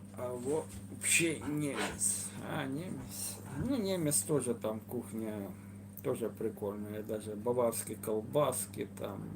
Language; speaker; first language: Russian; native; Russian